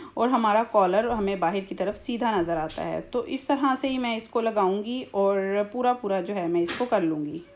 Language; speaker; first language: Urdu; native; Urdu